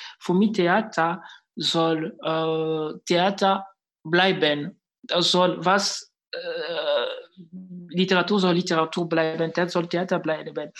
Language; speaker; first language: German; non-native, fluent; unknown